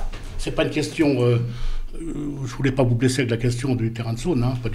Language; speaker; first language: French; native; French